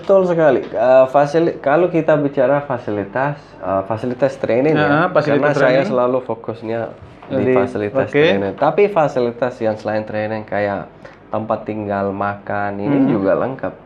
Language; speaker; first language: Indonesian; non-native, fluent; Arabic